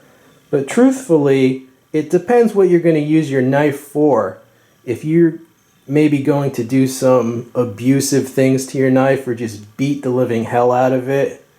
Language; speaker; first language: English; native; English